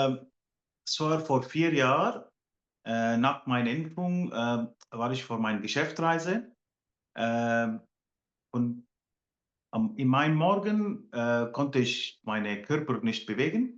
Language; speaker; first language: German; non-native, fluent; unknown